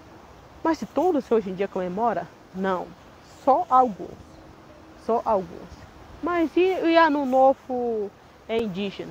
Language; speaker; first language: Portuguese; non-native, local second language; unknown